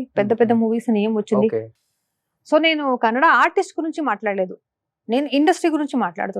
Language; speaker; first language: Telugu; non-native, local second language; Kannada